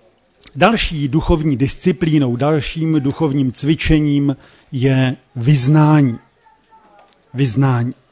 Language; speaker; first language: Czech; native; Czech